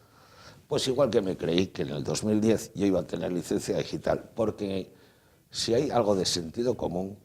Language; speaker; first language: Spanish; native; Spanish